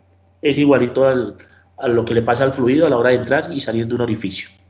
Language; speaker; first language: Spanish; native; Spanish